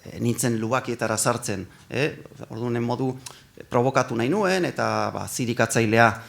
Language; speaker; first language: Basque; non-native, local second language; Spanish